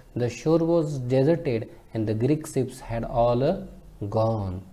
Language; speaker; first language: English; non-native, local second language; Marathi